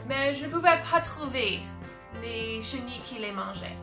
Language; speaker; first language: French; non-native, fluent; English